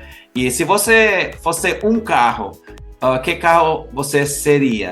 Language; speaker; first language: Portuguese; non-native, learner; English